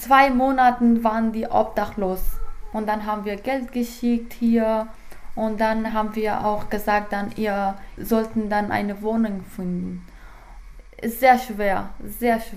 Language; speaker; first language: German; non-native, fluent; Persian